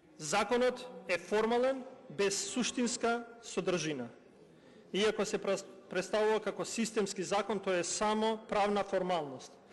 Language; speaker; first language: Macedonian; non-native, local second language; Albanian